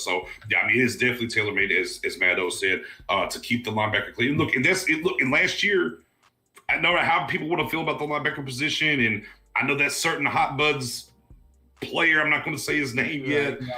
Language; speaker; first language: English; native; English